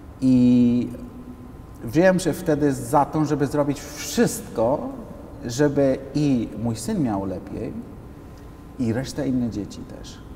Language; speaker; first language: Polish; non-native, fluent; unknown